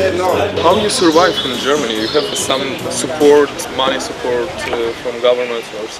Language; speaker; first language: English; non-native, learner; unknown